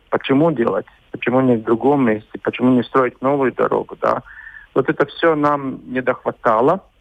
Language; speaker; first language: Russian; non-native, local second language; Latvian